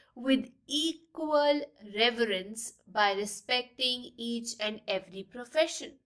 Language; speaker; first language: English; non-native, local second language; Punjabi